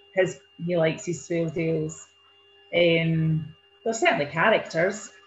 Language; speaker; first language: English; native; English